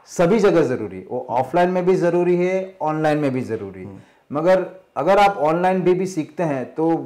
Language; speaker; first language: Hindi; non-native, local second language; Marathi